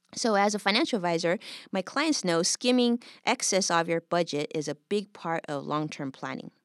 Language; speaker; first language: English; native; English